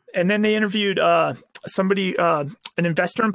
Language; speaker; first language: English; native; English